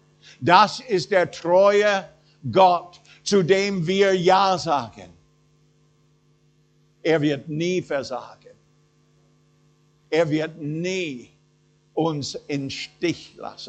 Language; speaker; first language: German; non-native, fluent; English